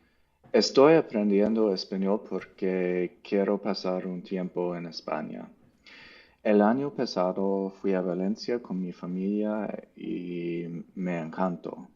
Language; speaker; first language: Spanish; non-native, learner; English